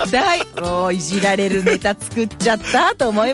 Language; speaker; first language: Japanese; native; Japanese